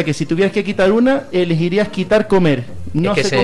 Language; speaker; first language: Spanish; native; Spanish